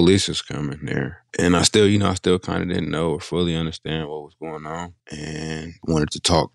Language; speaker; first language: English; native; English